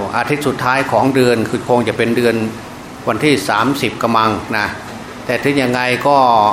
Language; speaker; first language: Thai; non-native, local second language; Northeastern Thai